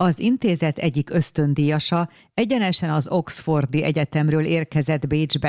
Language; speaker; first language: Hungarian; native; Hungarian